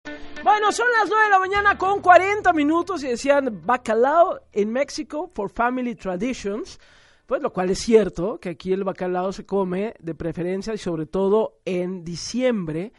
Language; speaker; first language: Spanish; native; Spanish